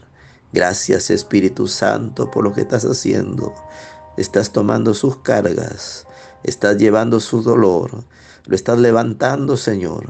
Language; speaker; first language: Spanish; native; Spanish